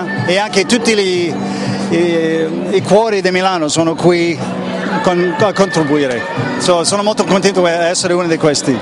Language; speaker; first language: Italian; non-native, learner; English